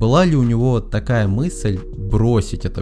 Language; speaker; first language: Russian; native; Russian